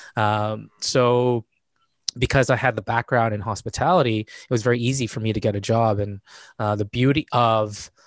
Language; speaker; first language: English; native; English